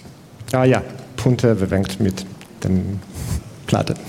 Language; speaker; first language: German; non-native, fluent; Spanish